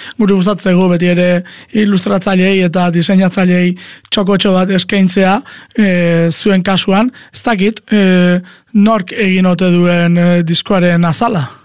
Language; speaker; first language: Basque; native; Basque